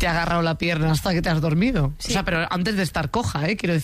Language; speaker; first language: Spanish; native; Spanish